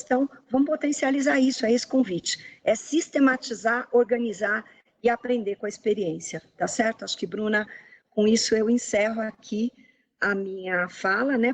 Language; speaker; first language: Portuguese; native; Portuguese